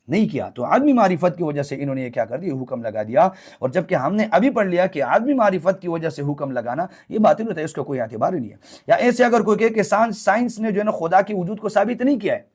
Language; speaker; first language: Urdu; non-native, local second language; Pashto